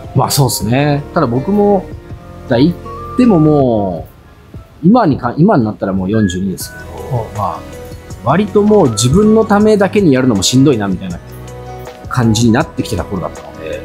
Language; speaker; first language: Japanese; native; Japanese